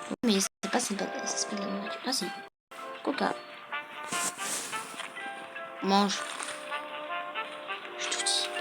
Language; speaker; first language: French; native; French